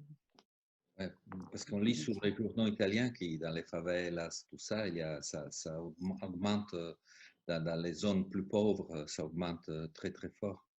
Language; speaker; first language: French; non-native, fluent; Italian